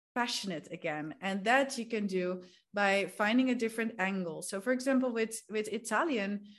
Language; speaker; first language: English; non-native, fluent; Dutch